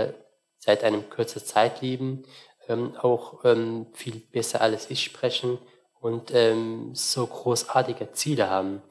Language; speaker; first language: German; non-native, fluent; Arabic